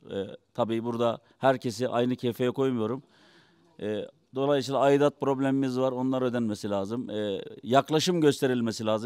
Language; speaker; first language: Turkish; native; Turkish